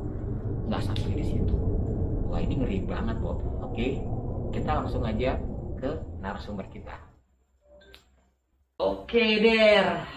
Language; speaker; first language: Indonesian; native; Indonesian